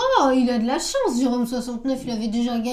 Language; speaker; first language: French; native; French